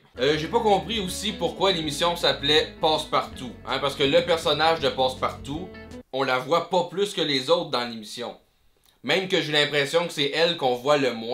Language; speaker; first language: French; native; French